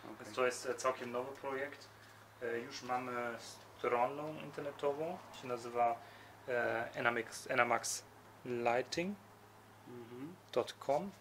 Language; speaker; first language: Polish; early bilingual, heritage; Polish